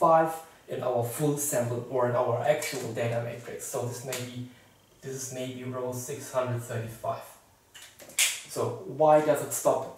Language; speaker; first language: English; non-native, fluent; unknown